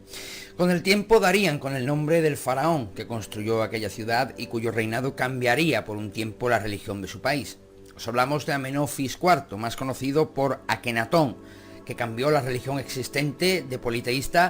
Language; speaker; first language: Spanish; native; Spanish